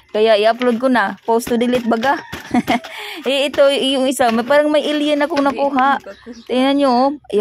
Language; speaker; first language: Filipino; non-native, local second language; Cebuano